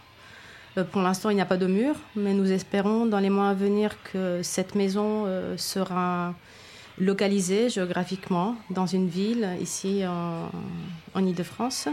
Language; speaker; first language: French; non-native, fluent; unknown